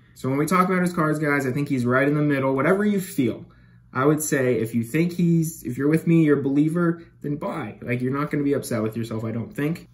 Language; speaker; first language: English; native; English